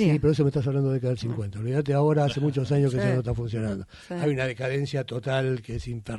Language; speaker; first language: Spanish; native; Spanish